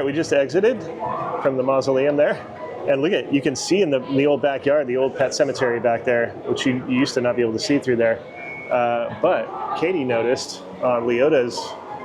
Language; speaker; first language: English; native; English